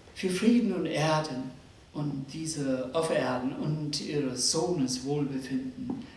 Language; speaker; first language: German; non-native, fluent; Nepali